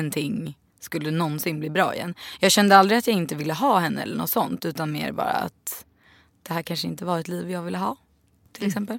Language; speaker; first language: Swedish; native; Swedish